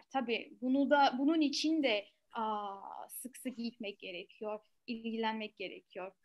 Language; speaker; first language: Turkish; non-native, fluent; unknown